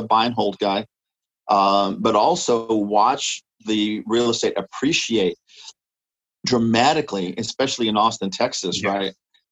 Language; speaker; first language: English; native; English